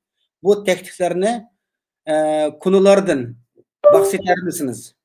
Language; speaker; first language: Turkish; non-native, learner; Uyghur